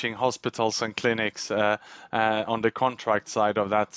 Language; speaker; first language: English; non-native, fluent; Swedish